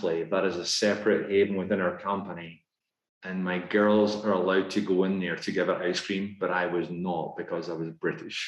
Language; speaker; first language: English; native; English